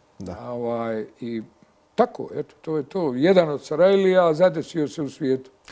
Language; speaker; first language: Bosnian; native; Bosnian